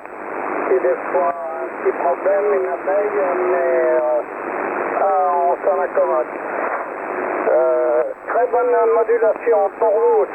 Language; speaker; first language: French; native; French